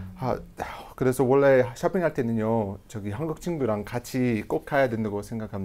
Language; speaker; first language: Korean; non-native, fluent; English